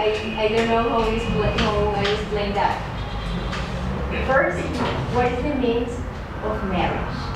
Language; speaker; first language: English; non-native, learner; Spanish